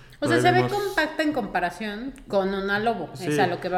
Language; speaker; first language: Spanish; native; Spanish